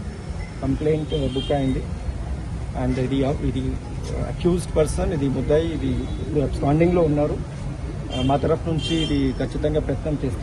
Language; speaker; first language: Telugu; non-native, local second language; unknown